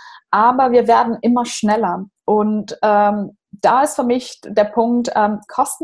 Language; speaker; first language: German; non-native, fluent; Portuguese